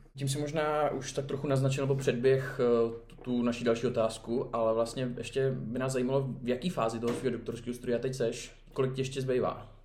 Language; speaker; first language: Czech; native; Czech